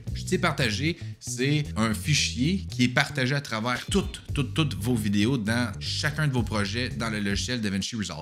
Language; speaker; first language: French; native; French